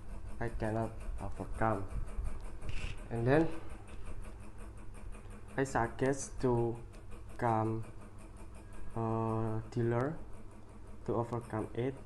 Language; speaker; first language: English; non-native, learner; Indonesian